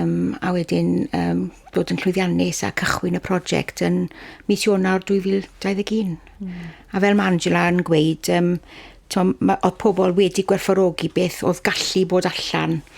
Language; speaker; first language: Welsh; native; Welsh